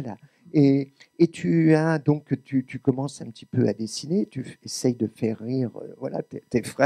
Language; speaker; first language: French; native; French